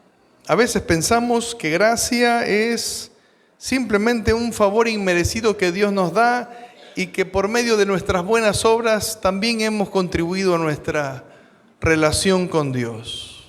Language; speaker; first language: Spanish; native; Spanish